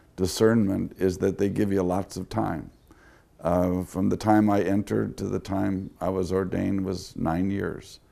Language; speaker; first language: English; native; English